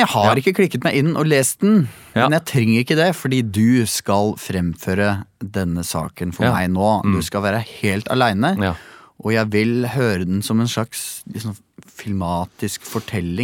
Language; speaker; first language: Norwegian; native; Norwegian